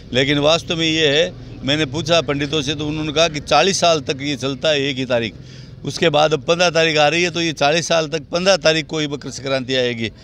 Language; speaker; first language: Hindi; native; Hindi